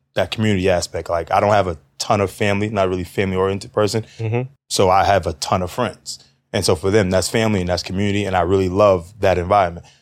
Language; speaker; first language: English; native; English